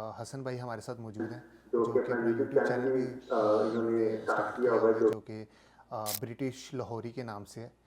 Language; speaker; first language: Urdu; non-native, local second language; Punjabi